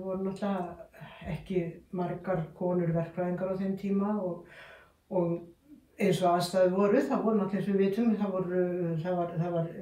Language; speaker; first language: Icelandic; native; Icelandic